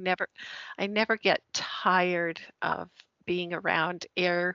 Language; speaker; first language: English; native; English